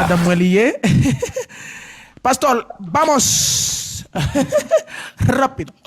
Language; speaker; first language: Spanish; non-native, learner; Haitian Creole